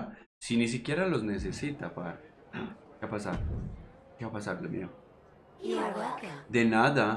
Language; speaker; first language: Spanish; native; Spanish